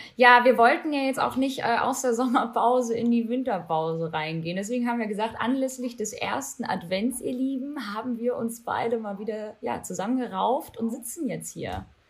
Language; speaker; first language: German; early bilingual, other home language; Albanian